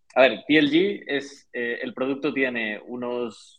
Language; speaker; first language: Spanish; native; Spanish